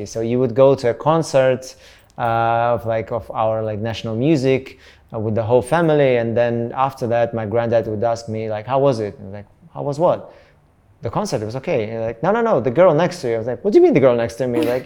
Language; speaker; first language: English; non-native, fluent; Russian